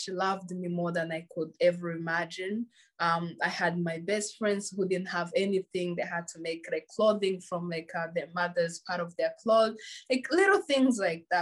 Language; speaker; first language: English; non-native, local second language; Kinyarwanda